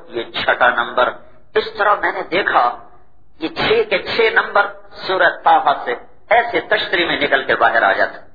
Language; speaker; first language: Urdu; non-native, local second language; Punjabi